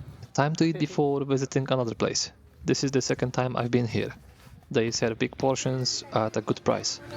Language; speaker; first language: English; non-native, fluent; Polish